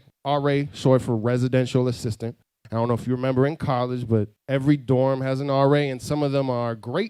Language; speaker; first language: English; native; English